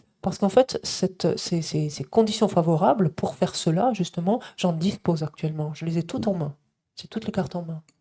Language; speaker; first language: French; native; French